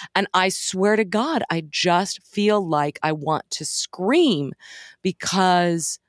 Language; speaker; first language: English; native; English